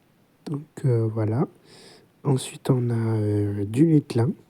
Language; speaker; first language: French; native; French